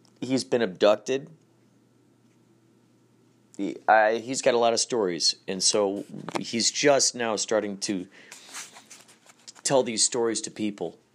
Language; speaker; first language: English; native; English